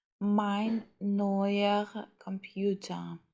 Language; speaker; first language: German; non-native, fluent; Ukrainian